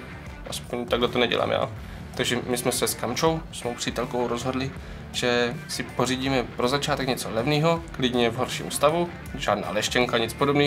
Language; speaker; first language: Czech; native; Czech